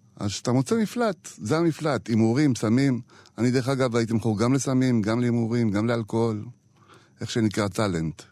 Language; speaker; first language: Hebrew; native; Hebrew